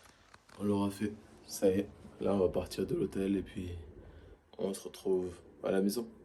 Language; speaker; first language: French; native; French